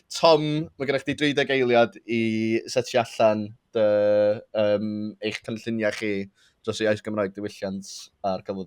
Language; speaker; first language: Welsh; native; Welsh